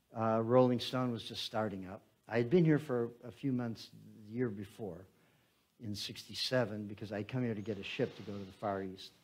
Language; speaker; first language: English; native; English